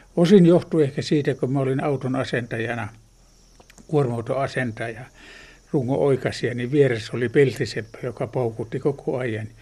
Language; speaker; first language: Finnish; native; Finnish